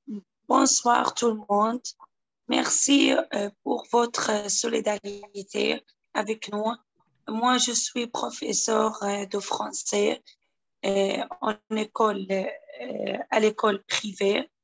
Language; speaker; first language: French; non-native, fluent; Arabic